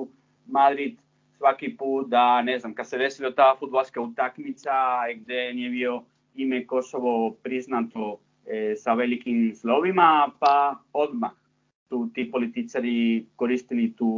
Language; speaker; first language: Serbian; non-native, fluent; Spanish